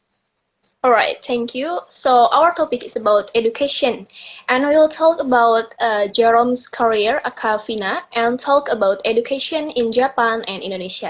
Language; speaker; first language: English; non-native, learner; Indonesian